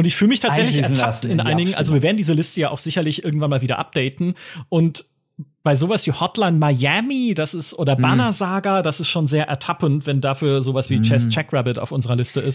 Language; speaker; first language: German; native; German